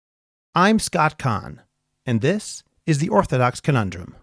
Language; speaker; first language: English; native; English